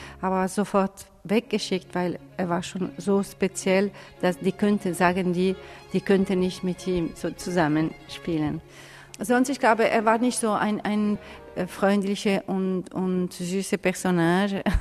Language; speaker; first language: German; non-native, fluent; Italian